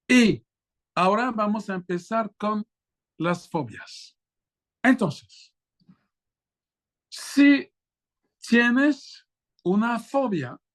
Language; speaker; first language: Spanish; non-native, fluent; French